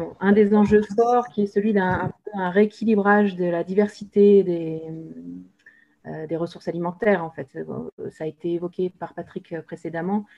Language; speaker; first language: French; native; French